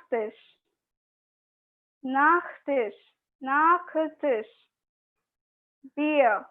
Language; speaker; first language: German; non-native, learner; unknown